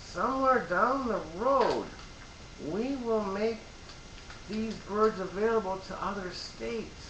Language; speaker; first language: English; native; English